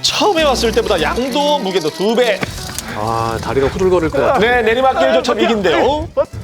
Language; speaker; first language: Korean; native; Korean